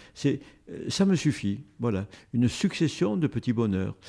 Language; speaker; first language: French; native; French